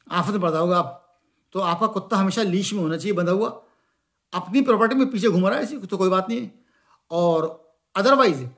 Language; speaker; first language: Hindi; native; Hindi